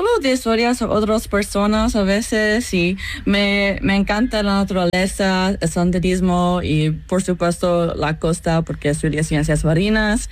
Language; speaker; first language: Spanish; non-native, learner; English